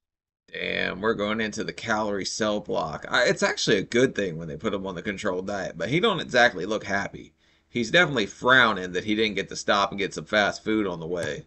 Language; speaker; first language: English; native; English